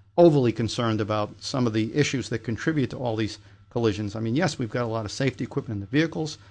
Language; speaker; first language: English; native; English